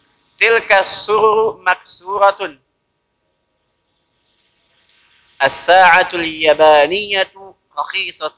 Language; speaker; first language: Arabic; non-native, fluent; Indonesian